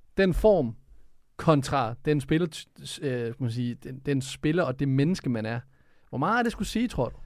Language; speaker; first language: Danish; early bilingual, other home language; Serbian